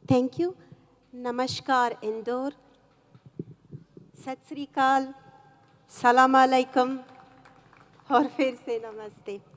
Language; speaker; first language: Hindi; non-native, fluent; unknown